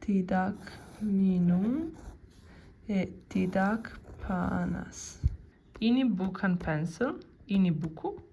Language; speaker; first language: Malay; non-native, learner; Italian